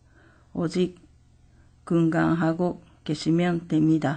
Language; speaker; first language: Korean; non-native, fluent; Japanese